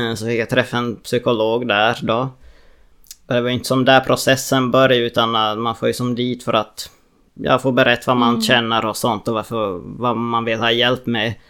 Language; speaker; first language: Swedish; native; Swedish